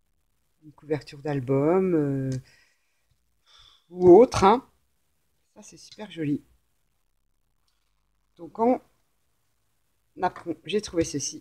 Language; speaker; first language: French; native; French